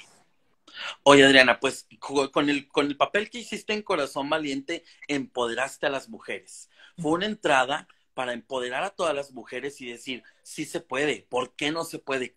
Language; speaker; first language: Spanish; native; Spanish